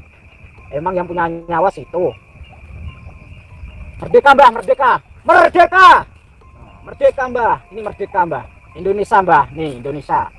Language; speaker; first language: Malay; non-native, local second language; Javanese